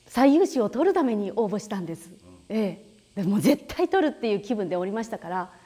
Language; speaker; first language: Japanese; native; Japanese